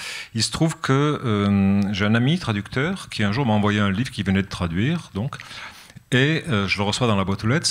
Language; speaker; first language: French; native; French